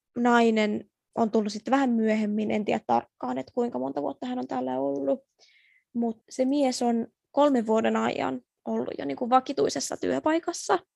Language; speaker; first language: Finnish; early bilingual, other home language; Persian